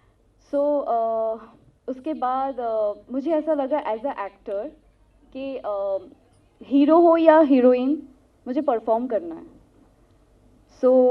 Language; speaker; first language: Hindi; non-native, local second language; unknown